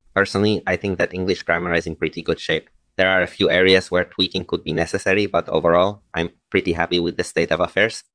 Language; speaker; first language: English; non-native, fluent; Polish